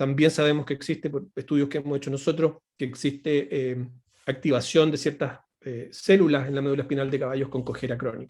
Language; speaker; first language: Spanish; native; Spanish